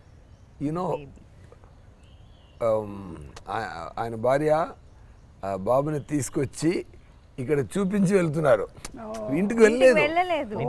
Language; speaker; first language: Telugu; non-native, fluent; Tamil